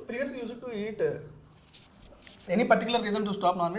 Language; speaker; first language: Telugu; native; Telugu